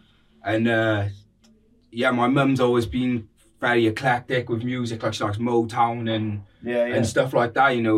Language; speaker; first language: English; native; English